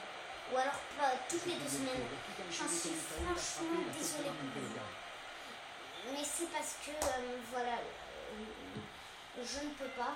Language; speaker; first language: French; native; French